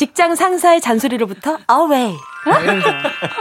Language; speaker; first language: Korean; native; Korean